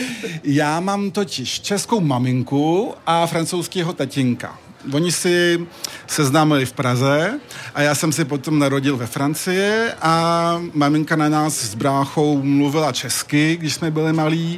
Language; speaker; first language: Czech; early bilingual, heritage; French